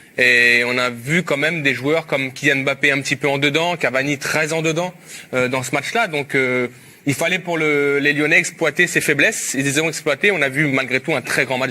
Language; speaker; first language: French; native; French